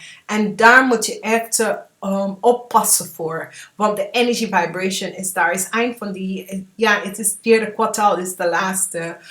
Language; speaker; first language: Dutch; non-native, fluent; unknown